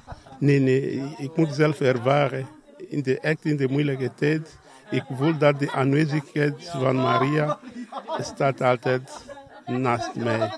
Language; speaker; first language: Dutch; non-native, learner; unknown